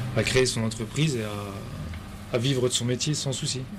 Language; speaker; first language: French; native; French